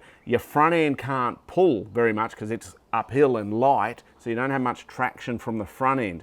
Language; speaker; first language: English; native; English